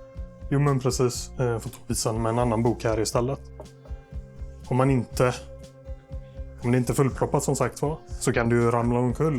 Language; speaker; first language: Swedish; native; Swedish